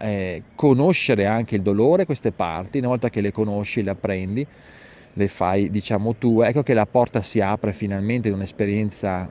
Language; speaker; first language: Italian; native; Italian